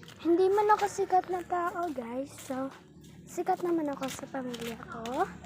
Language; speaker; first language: Filipino; non-native, local second language; Waray